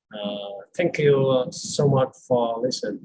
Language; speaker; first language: English; non-native, learner; Vietnamese